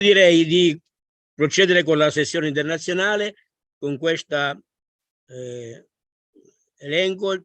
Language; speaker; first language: Italian; native; Italian